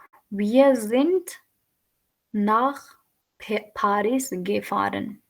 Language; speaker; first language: German; non-native, fluent; Urdu